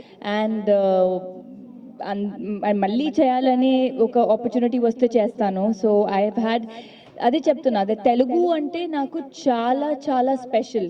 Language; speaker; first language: Telugu; non-native, fluent; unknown